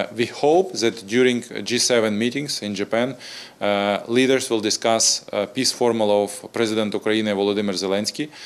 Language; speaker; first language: English; non-native, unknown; Ukrainian